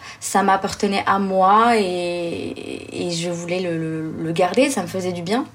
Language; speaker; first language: French; early bilingual, other home language; Arabic